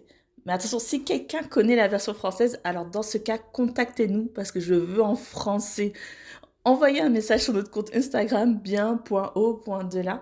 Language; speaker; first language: French; native; French